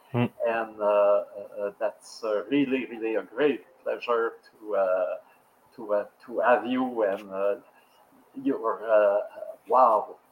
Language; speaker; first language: English; non-native, local second language; French